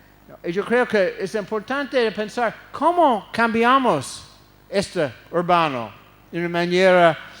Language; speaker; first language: Spanish; non-native, fluent; English